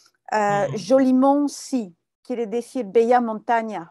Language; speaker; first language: Spanish; non-native, fluent; French